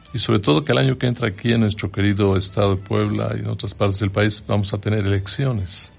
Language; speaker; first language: Spanish; native; Spanish